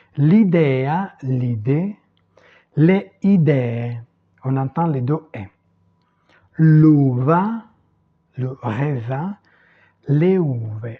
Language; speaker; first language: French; non-native, fluent; Italian